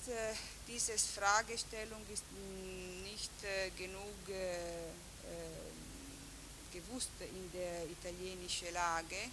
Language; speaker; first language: German; non-native, fluent; Italian